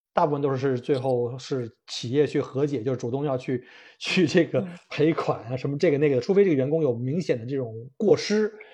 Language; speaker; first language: Chinese; native; Chinese